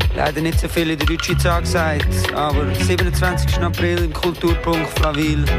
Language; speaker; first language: German; native; German